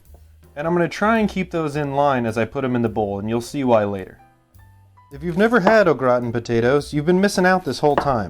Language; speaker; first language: English; native; English